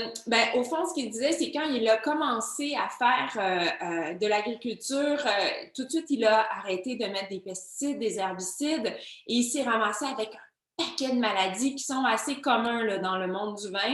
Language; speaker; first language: French; native; French